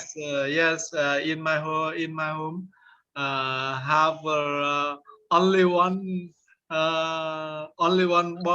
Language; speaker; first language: English; non-native, learner; Vietnamese